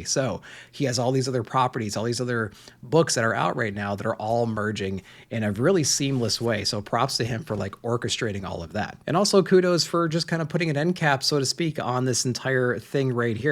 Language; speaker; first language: English; native; English